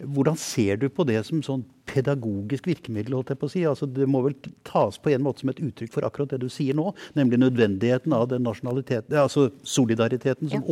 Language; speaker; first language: Norwegian; native; Norwegian